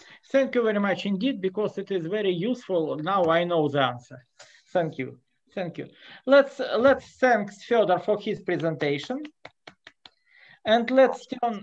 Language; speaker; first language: English; non-native, fluent; Russian